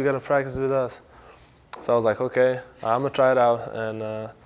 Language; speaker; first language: English; non-native, fluent; Slovenian